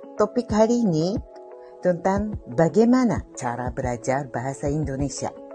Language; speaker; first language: Indonesian; non-native, fluent; Japanese